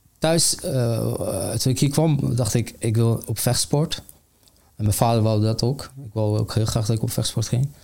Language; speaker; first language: Dutch; early bilingual, other home language; Armenian